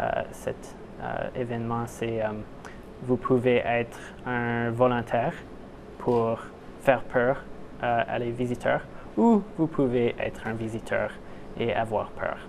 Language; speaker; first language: French; non-native, local second language; English